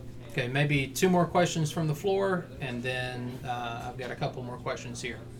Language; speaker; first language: English; native; English